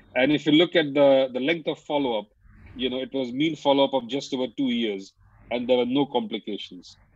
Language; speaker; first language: English; non-native, local second language; Hindi